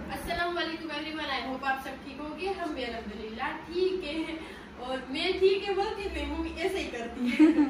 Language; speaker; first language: Hindi; native; Hindi